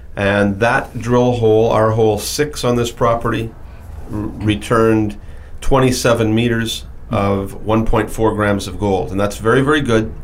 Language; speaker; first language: English; native; English